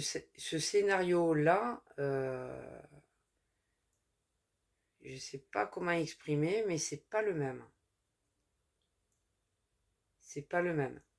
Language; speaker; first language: French; native; French